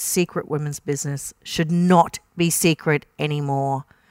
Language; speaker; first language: English; native; English